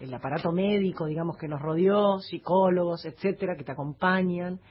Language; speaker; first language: Spanish; native; Spanish